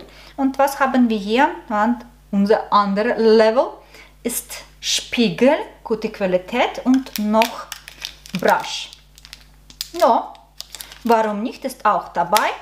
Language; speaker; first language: German; non-native, learner; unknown